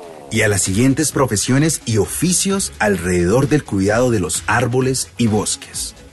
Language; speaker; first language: Spanish; native; Spanish